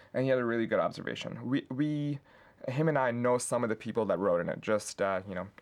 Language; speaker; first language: English; non-native, local second language; Urdu